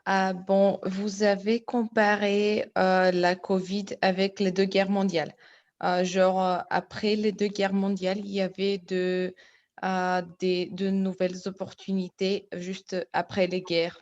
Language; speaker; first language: French; non-native, learner; Bulgarian